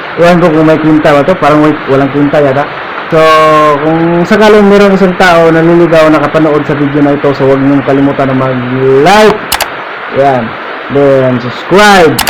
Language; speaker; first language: Filipino; non-native, local second language; Cebuano